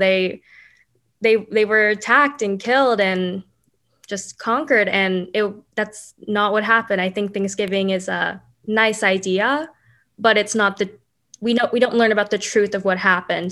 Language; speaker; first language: English; native; English